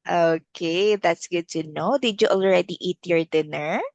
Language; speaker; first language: English; non-native, local second language; Filipino